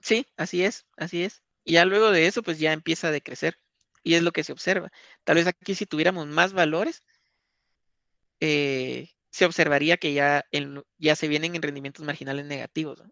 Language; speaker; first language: Spanish; native; Spanish